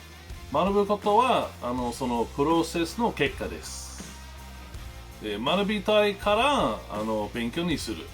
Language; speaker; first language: Japanese; non-native, learner; English